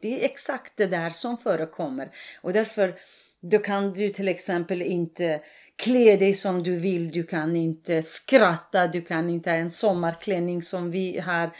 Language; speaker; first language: Swedish; non-native, fluent; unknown